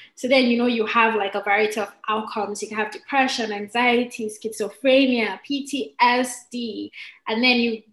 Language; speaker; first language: English; non-native, local second language; Igbo